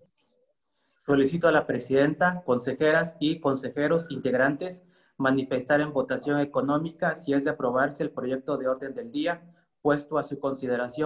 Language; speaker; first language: Spanish; native; Spanish